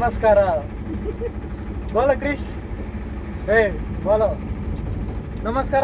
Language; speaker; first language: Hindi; non-native, local second language; Kannada